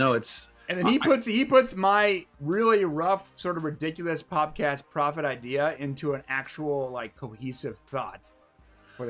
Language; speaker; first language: English; native; English